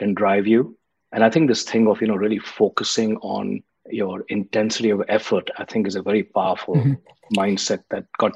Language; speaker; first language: English; non-native, local second language; Hindi